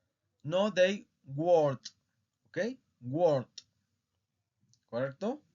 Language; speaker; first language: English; non-native, fluent; Spanish